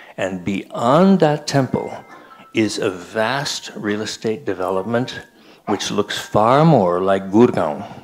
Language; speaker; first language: English; native; English